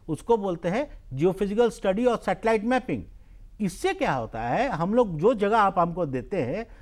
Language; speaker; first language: Hindi; native; Hindi